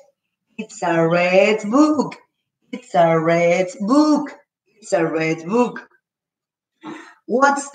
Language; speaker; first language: English; non-native, fluent; Spanish